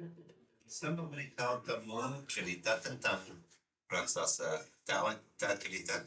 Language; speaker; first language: Indonesian; non-native, learner; English